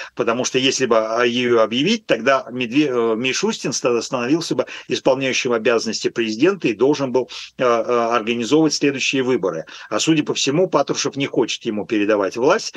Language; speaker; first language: Russian; native; Russian